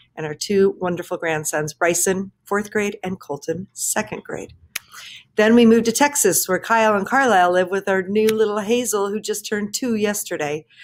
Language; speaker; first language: English; native; English